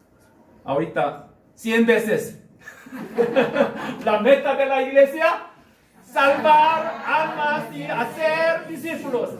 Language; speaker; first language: Spanish; non-native, learner; Korean